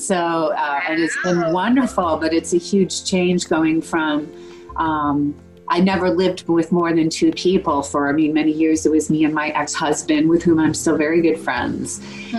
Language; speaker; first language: English; native; English